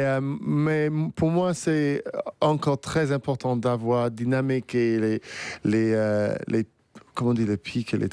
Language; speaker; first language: French; non-native, fluent; English